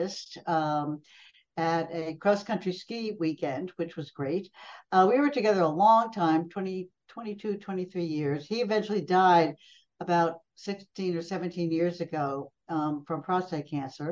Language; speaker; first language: English; native; English